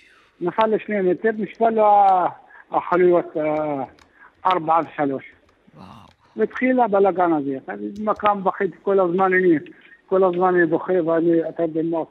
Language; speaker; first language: Hebrew; non-native, local second language; Arabic